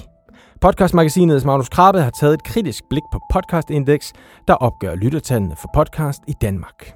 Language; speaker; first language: Danish; native; Danish